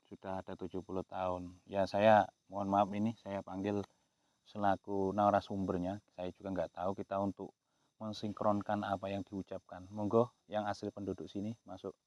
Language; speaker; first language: Indonesian; native; Indonesian